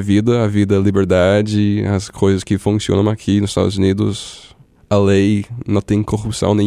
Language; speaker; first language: Portuguese; non-native, fluent; English